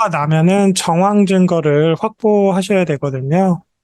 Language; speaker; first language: Korean; native; Korean